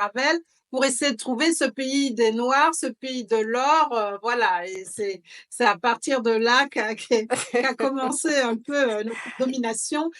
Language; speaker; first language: French; native; French